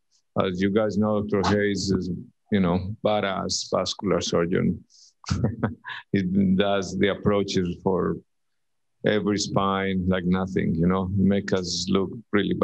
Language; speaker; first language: English; non-native, fluent; Spanish